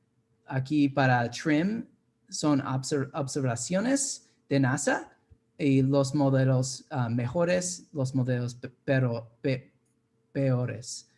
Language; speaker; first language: Spanish; non-native, fluent; English